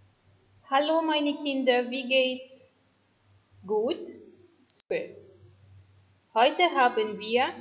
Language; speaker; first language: German; non-native, fluent; Arabic